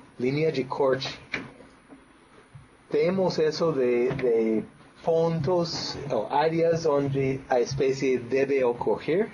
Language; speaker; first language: Spanish; non-native, learner; English